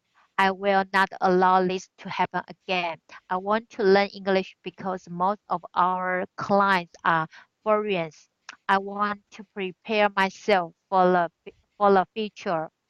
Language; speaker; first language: English; non-native, learner; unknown